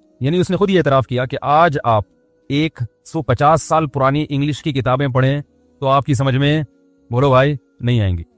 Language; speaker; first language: Urdu; native; Urdu